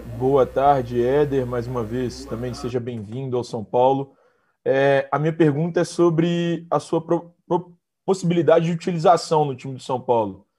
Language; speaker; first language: Portuguese; native; Portuguese